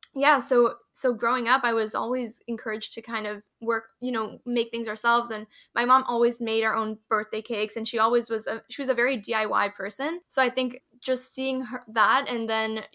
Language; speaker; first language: English; early bilingual, other home language; Hindi